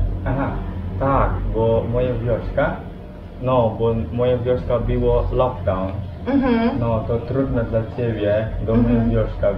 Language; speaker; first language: Polish; non-native, learner; Balinese